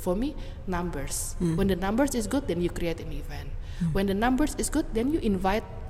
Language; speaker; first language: English; early bilingual, other home language; Indonesian